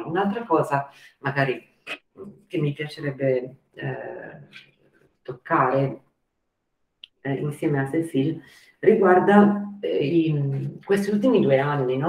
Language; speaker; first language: Italian; native; Italian